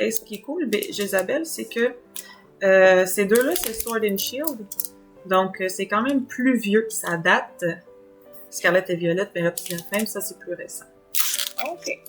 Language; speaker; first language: French; native; French